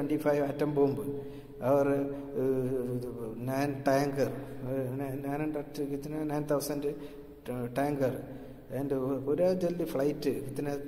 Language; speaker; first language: Hindi; non-native, local second language; Malayalam